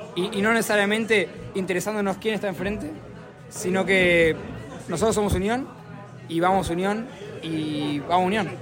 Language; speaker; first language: Spanish; native; Spanish